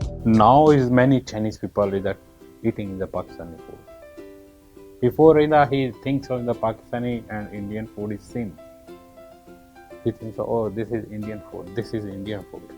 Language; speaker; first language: English; non-native, learner; Urdu